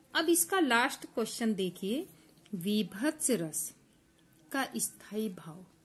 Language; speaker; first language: Hindi; native; Hindi